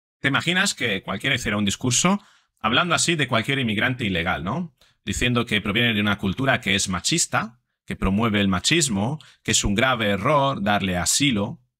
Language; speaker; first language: Spanish; non-native, fluent; Italian